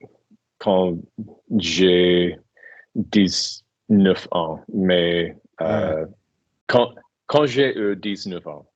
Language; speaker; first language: French; non-native, learner; English